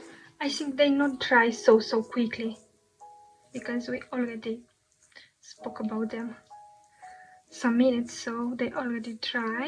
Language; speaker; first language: English; non-native, fluent; Romanian